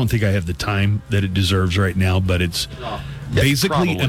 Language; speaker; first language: English; native; English